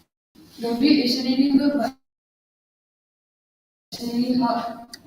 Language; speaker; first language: English; non-native, learner; Indonesian